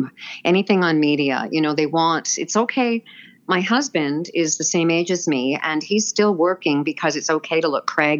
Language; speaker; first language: English; native; English